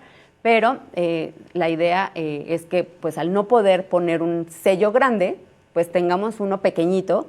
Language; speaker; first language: Spanish; native; Spanish